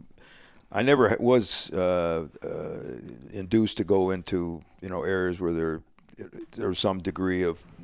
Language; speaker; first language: English; native; English